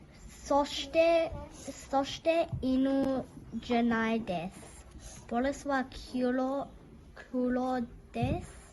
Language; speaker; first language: Japanese; non-native, learner; English